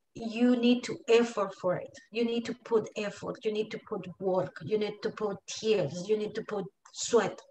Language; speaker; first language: English; non-native, fluent; Spanish